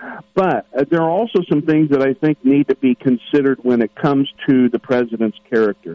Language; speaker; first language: English; native; English